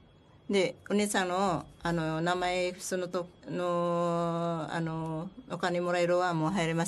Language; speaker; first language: Japanese; non-native, learner; Filipino